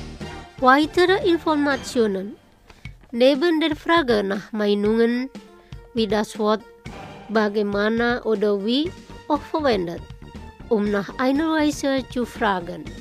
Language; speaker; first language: German; non-native, fluent; Indonesian